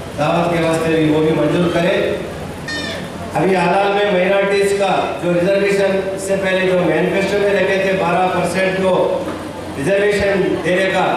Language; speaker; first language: Hindi; non-native, local second language; Urdu